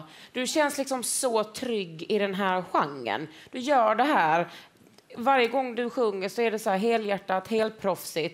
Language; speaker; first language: Swedish; native; Swedish